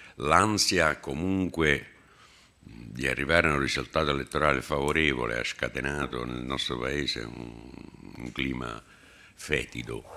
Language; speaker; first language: Italian; native; Italian